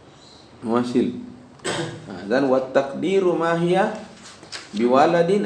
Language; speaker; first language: Arabic; non-native, fluent; Indonesian